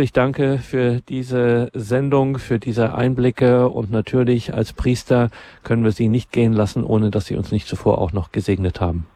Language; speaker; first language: German; native; German